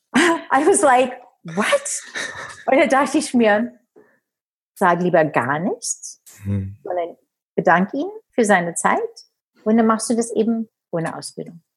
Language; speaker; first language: German; non-native, fluent; English